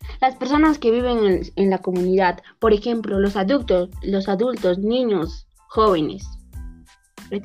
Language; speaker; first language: Spanish; native; Spanish